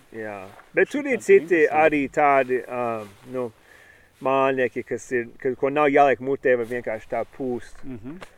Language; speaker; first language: Latvian; native; Latvian